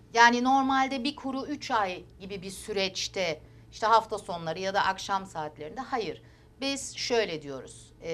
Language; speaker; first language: Turkish; early bilingual, heritage; Turkish